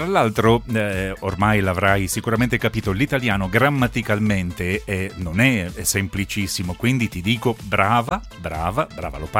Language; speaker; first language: Italian; native; Italian